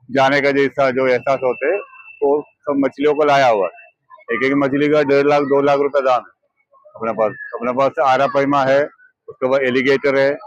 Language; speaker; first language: Hindi; non-native, local second language; Marathi